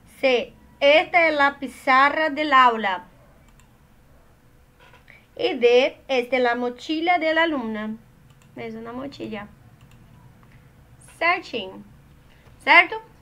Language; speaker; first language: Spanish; non-native, learner; Portuguese